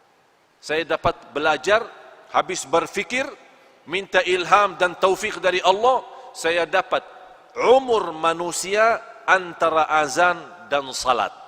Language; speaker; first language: Indonesian; non-native, fluent; Arabic